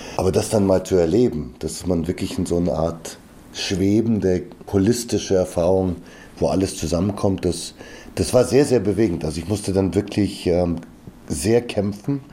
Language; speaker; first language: German; early bilingual, other home language; Bulgarian